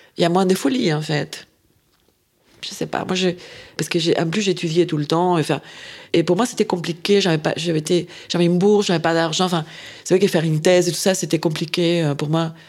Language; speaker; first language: French; non-native, fluent; Spanish